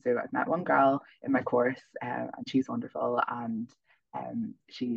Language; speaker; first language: English; native; English